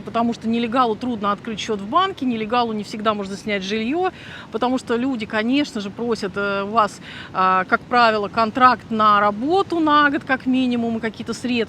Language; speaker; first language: Russian; native; Russian